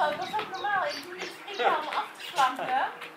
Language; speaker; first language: Dutch; native; Dutch